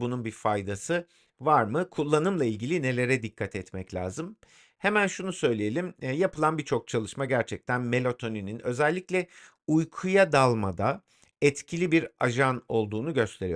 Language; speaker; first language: Turkish; native; Turkish